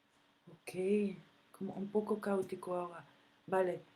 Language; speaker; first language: Spanish; non-native, fluent; French